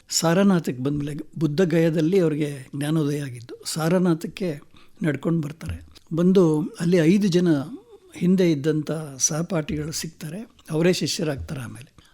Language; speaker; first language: Kannada; native; Kannada